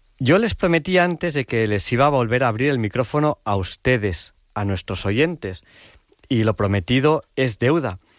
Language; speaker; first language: Spanish; native; Spanish